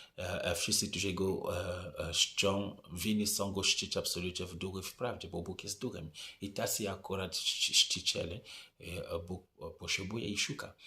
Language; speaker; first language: Polish; non-native, fluent; French